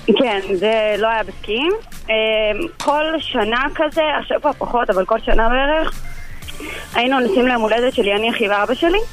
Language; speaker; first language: Hebrew; native; Hebrew